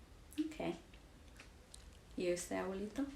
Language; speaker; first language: Spanish; early bilingual, heritage; English